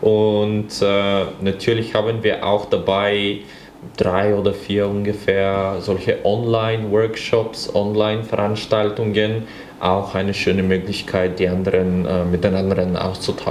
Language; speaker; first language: German; non-native, fluent; Bulgarian